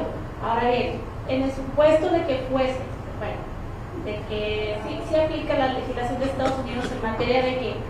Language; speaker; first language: Spanish; native; Spanish